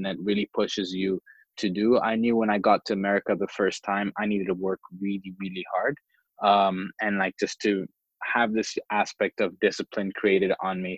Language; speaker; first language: English; non-native, local second language; Swahili